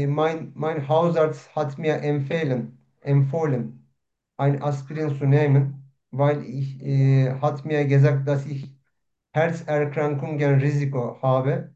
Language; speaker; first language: German; non-native, learner; Turkish